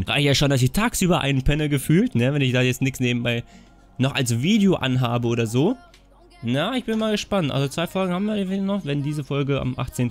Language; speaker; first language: German; native; German